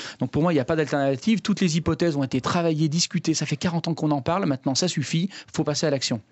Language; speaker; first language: French; native; French